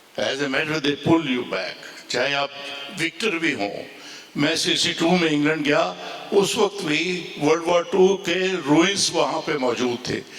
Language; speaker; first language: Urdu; non-native, local second language; Punjabi